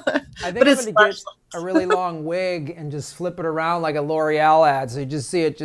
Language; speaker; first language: English; native; English